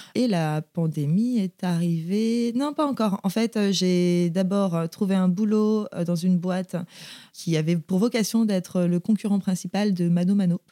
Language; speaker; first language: French; native; French